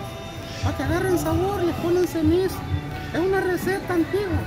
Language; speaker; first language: Spanish; native; Spanish